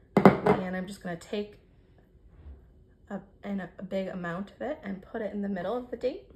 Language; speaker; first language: English; native; English